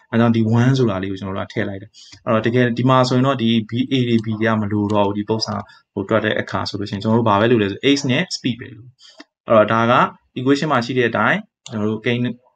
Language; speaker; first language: Burmese; native; Burmese